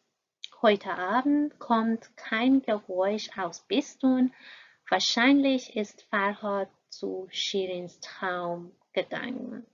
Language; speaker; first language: German; non-native, fluent; Persian